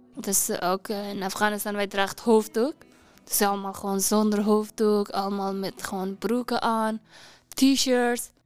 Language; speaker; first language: Dutch; non-native, learner; Persian